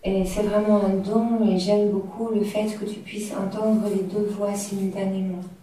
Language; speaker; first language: French; native; French